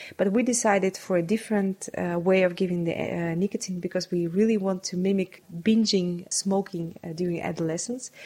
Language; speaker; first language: English; non-native, fluent; Russian